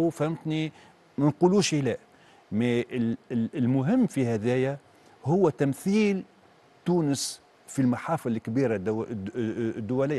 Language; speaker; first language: Arabic; native; Arabic